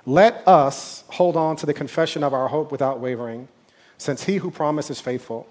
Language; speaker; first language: English; native; English